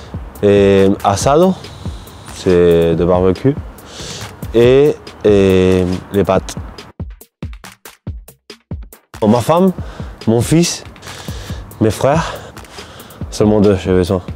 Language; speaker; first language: French; non-native, learner; Spanish